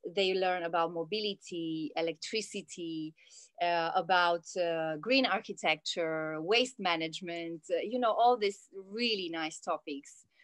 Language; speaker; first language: English; non-native, fluent; Italian